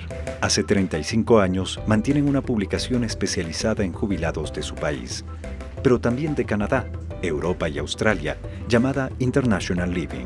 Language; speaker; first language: Spanish; native; Spanish